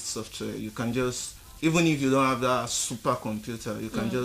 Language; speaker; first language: English; non-native, local second language; Yoruba